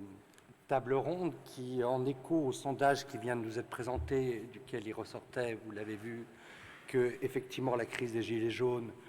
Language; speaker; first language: French; native; French